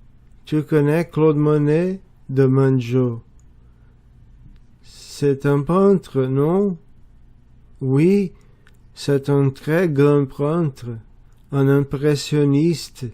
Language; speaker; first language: French; non-native, learner; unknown